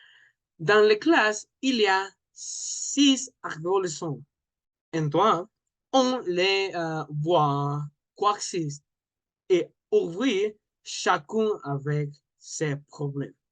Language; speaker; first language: French; non-native, learner; Spanish